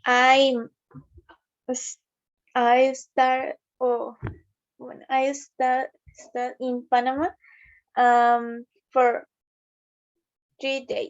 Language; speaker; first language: English; non-native, learner; Spanish